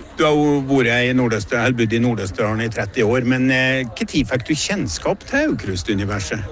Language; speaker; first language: Norwegian; native; Norwegian